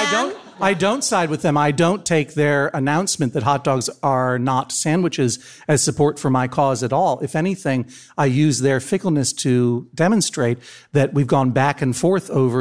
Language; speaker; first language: English; native; English